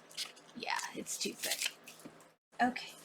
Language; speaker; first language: English; native; English